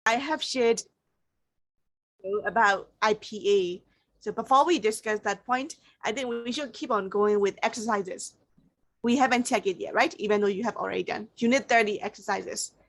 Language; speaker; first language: English; non-native, fluent; Burmese